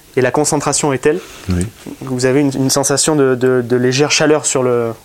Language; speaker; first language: French; native; French